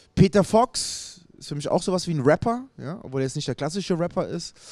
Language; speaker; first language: German; native; German